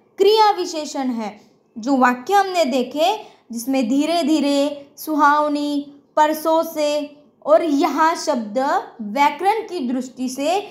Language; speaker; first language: Hindi; non-native, local second language; Marathi